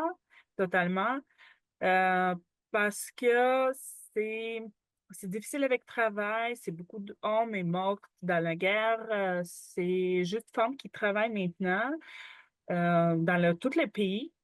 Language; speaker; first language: French; non-native, learner; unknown